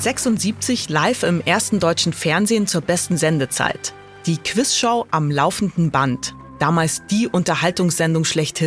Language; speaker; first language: German; native; German